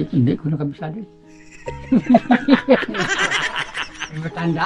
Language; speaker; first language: Filipino; non-native, local second language; Bikol